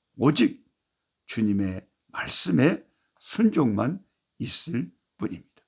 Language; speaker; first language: Korean; native; Korean